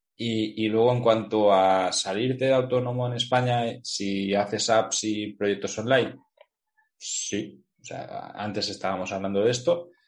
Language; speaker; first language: Spanish; native; Spanish